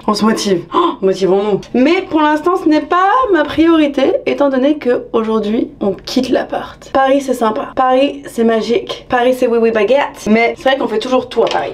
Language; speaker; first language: French; native; French